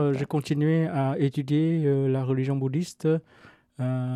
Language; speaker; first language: French; non-native, fluent; Vietnamese